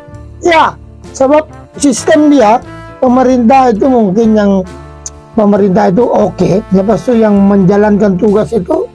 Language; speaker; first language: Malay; non-native, fluent; Filipino